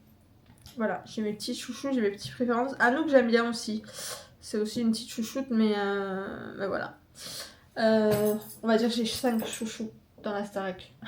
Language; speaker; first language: French; native; French